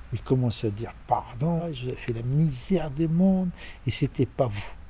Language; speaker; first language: French; non-native, learner; Arabic